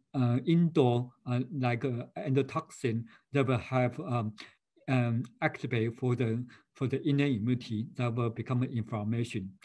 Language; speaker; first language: English; non-native, fluent; Chinese